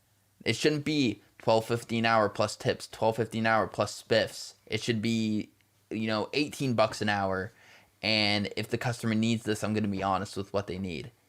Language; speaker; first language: English; native; English